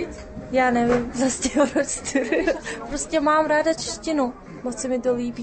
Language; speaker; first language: Czech; non-native, fluent; Mongolian